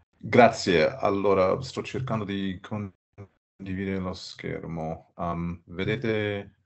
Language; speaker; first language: Italian; non-native, learner; English